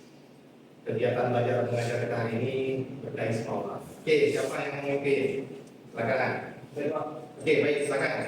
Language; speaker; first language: Indonesian; native; Indonesian